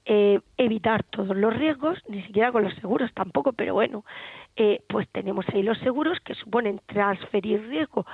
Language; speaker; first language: Spanish; native; Spanish